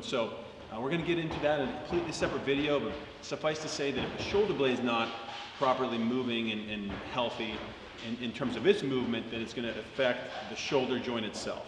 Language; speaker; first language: English; native; English